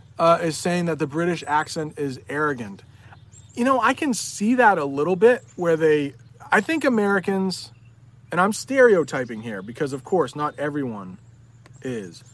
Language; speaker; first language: English; native; English